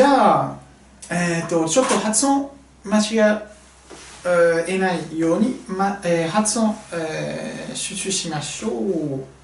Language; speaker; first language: Japanese; non-native, fluent; French